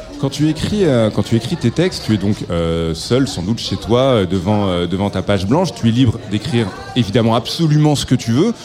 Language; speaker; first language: French; native; French